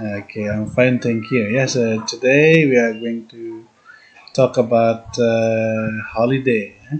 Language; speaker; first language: English; non-native, fluent; Indonesian